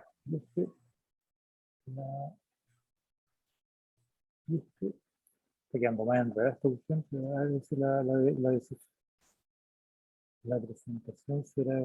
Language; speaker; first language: Spanish; native; Spanish